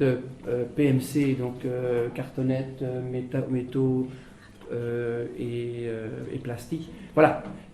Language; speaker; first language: French; native; French